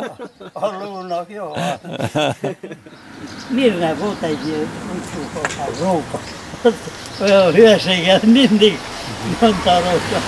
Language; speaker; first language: Hungarian; non-native, local second language; Romanian